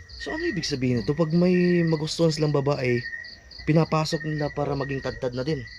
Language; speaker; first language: Filipino; non-native, local second language; Hiligaynon